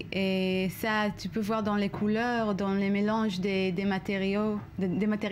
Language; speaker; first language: French; non-native, learner; Hebrew